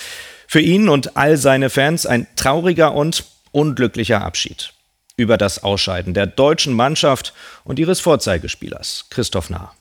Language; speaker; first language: German; native; German